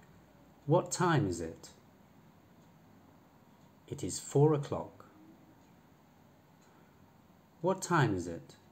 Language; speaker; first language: English; non-native, fluent; Polish